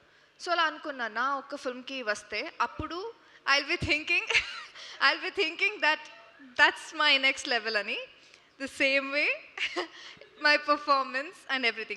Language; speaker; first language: Telugu; non-native, fluent; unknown